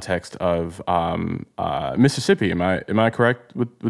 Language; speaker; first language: English; early bilingual, other home language; Igbo